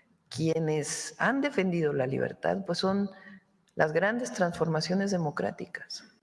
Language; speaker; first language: Spanish; native; Spanish